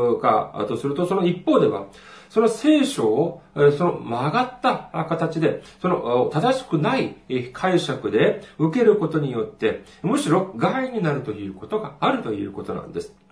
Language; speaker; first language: Japanese; non-native, fluent; Korean